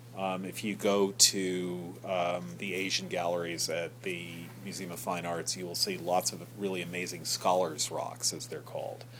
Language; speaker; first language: English; native; English